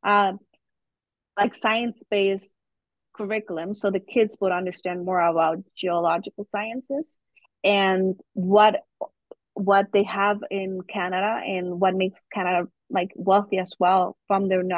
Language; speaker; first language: English; non-native, fluent; German